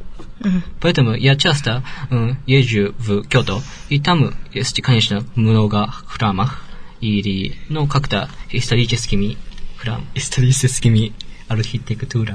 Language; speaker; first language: Russian; non-native, learner; Japanese